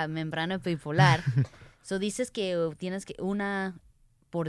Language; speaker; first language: Spanish; early bilingual, heritage; English